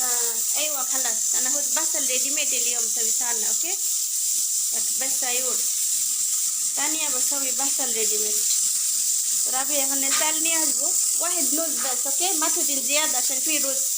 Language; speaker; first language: Arabic; non-native, learner; Bangla